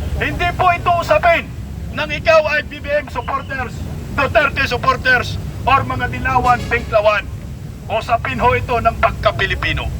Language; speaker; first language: Filipino; non-native, local second language; Cebuano